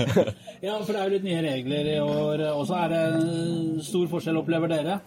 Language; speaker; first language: Norwegian; native; Norwegian